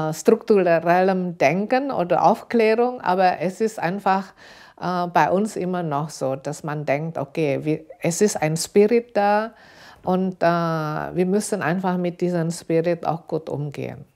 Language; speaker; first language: German; non-native, fluent; Indonesian